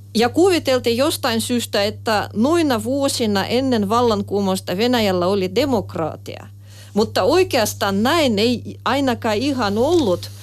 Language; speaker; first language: Finnish; non-native, fluent; Russian